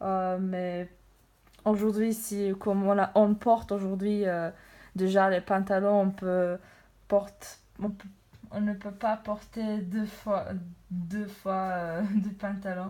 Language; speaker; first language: French; non-native, learner; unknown